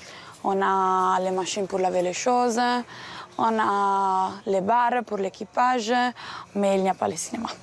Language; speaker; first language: French; non-native, fluent; Italian